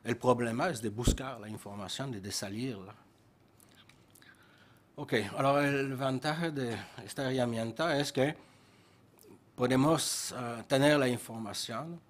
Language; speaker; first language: Spanish; non-native, fluent; French